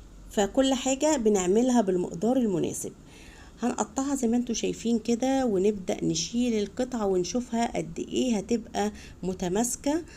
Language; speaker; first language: Arabic; native; Arabic